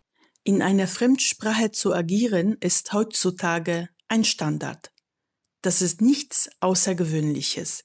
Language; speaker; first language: German; non-native, fluent; Polish